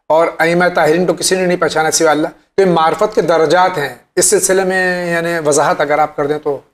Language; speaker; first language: Hindi; native; Hindi